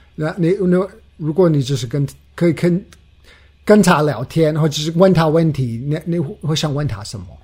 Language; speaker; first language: Chinese; non-native, fluent; English